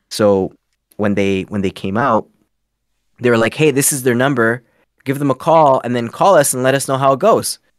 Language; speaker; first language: English; early bilingual, other home language; Spanish